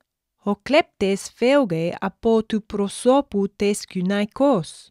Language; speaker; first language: Greek; non-native, fluent; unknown